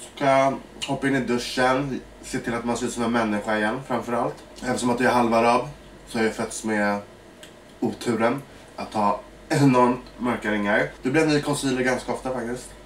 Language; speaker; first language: Swedish; early bilingual, other home language; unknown